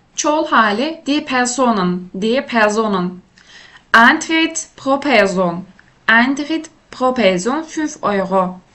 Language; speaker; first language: German; non-native, fluent; Turkish